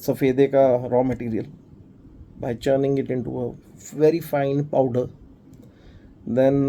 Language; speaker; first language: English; non-native, local second language; Hindi